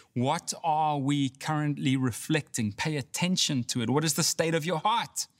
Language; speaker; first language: English; native; English